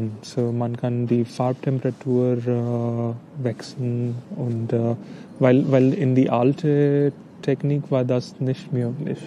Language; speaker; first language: German; non-native, learner; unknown